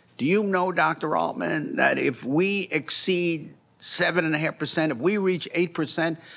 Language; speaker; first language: English; native; English